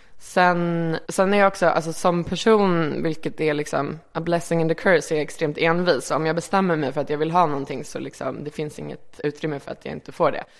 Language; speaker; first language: Swedish; early bilingual, other home language; Icelandic